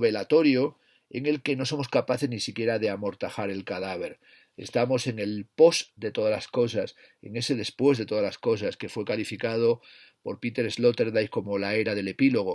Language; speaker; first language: Spanish; native; Spanish